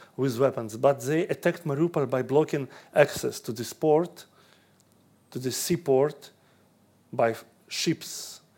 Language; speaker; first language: English; non-native, fluent; Russian